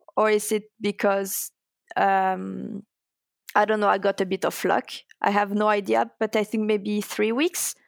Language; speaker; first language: English; non-native, fluent; French